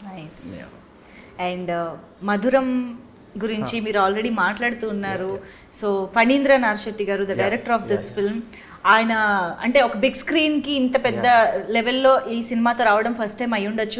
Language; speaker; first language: Telugu; native; Telugu